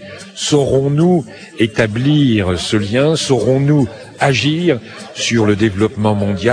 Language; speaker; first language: French; native; French